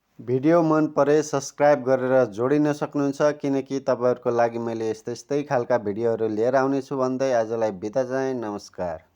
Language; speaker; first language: Nepali; native; Nepali